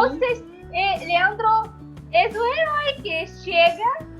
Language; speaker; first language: Spanish; non-native, learner; Portuguese